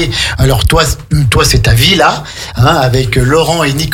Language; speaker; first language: French; native; French